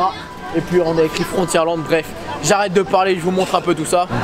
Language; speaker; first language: French; native; French